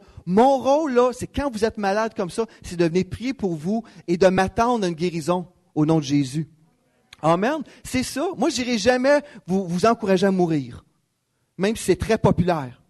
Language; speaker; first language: French; native; French